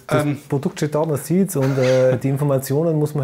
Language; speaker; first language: German; native; German